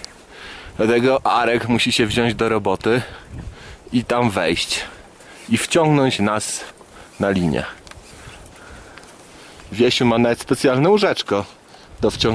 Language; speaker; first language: Polish; native; Polish